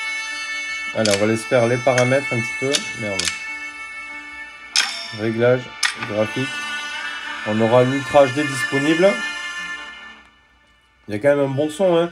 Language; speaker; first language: French; native; French